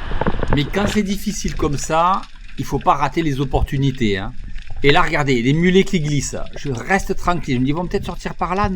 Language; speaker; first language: French; native; French